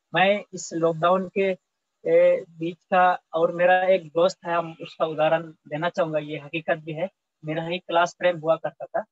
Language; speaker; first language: Hindi; native; Hindi